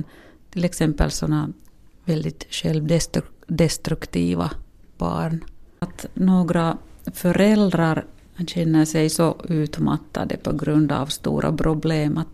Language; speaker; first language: Swedish; non-native, local second language; Finnish